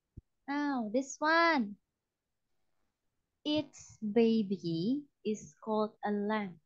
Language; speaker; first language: English; non-native, fluent; Indonesian